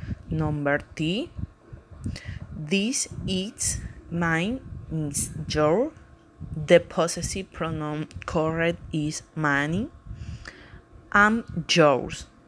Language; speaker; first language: English; non-native, learner; Spanish